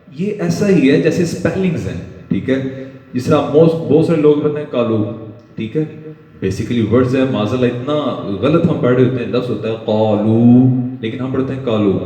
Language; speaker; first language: Urdu; non-native, local second language; Punjabi